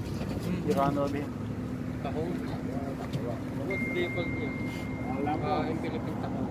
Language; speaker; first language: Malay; non-native, learner; Filipino